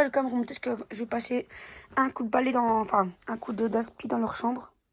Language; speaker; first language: French; native; French